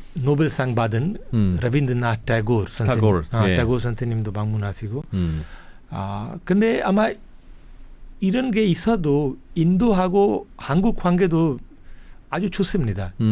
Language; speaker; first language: Korean; non-native, fluent; Hindi